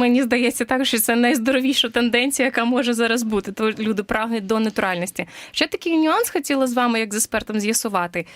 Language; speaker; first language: Ukrainian; native; Ukrainian